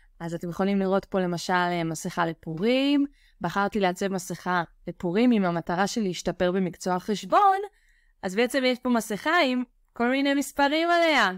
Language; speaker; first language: Hebrew; native; Hebrew